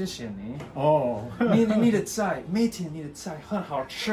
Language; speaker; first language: Chinese; non-native, learner; English